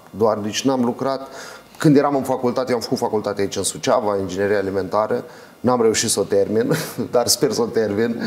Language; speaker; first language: Romanian; native; Romanian